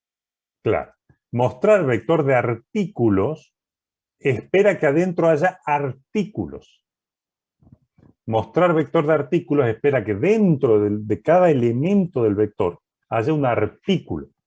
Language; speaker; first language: Spanish; native; Spanish